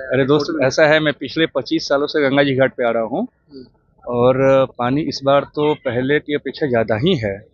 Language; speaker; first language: Hindi; native; Hindi